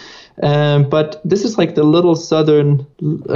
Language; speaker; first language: English; non-native, fluent; Dutch